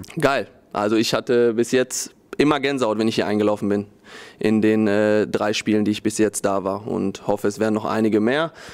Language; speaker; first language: German; early bilingual, other home language; Polish